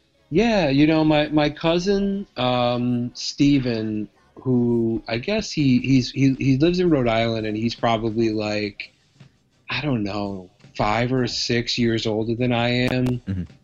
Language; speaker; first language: English; native; English